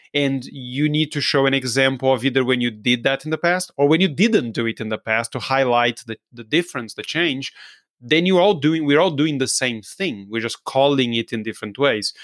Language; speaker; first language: English; non-native, fluent; Portuguese